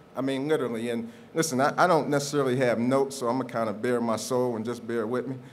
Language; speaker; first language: English; native; English